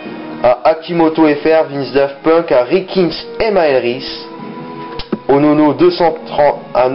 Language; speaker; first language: French; native; French